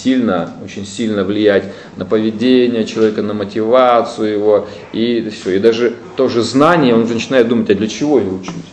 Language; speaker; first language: Russian; native; Russian